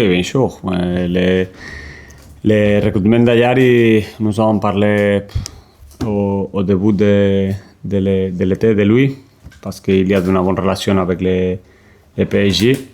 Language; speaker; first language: French; non-native, learner; Spanish